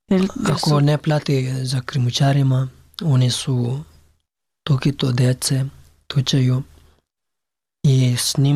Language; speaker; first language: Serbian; non-native, learner; Pashto